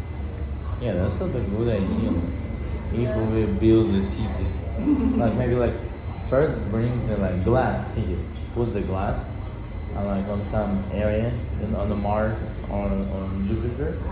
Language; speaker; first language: English; non-native, fluent; Russian